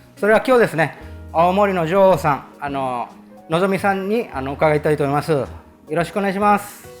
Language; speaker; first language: Japanese; early bilingual, heritage; Spanish